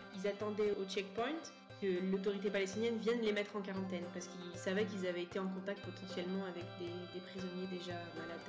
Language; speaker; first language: French; native; French